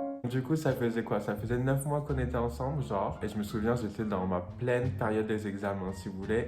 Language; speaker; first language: French; native; French